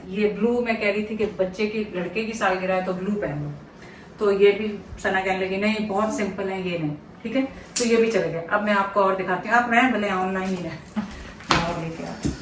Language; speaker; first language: Urdu; native; Urdu